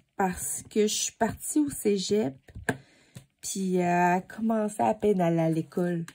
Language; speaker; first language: French; native; French